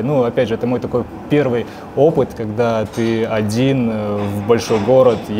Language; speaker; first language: Russian; native; Russian